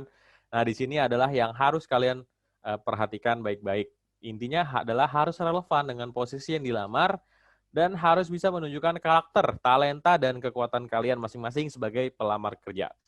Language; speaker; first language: Indonesian; native; Indonesian